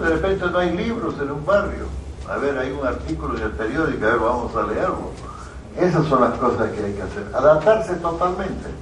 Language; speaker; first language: Spanish; native; Spanish